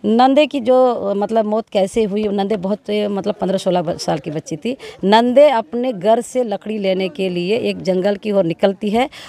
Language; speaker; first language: Hindi; non-native, local second language; Gondi